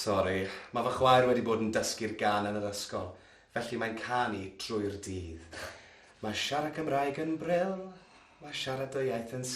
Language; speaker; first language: Welsh; non-native, local second language; English